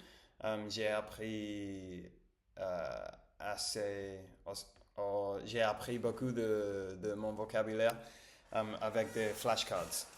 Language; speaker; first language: French; non-native, learner; Spanish